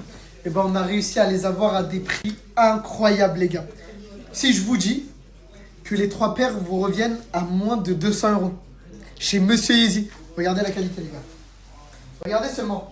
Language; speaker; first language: French; native; French